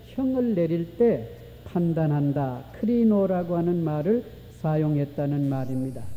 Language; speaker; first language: Korean; native; Korean